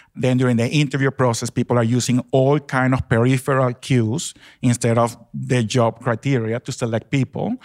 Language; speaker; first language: English; non-native, fluent; Spanish